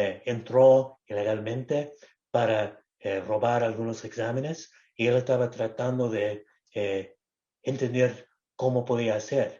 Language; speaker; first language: Spanish; non-native, local second language; English